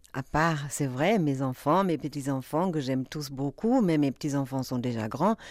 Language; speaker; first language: French; non-native, fluent; German